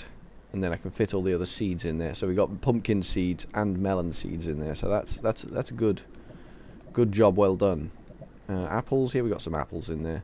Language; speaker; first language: English; native; English